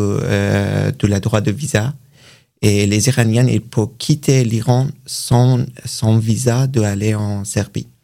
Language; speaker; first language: French; non-native, learner; Persian